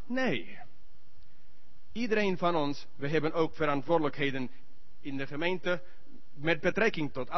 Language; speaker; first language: Dutch; non-native, learner; English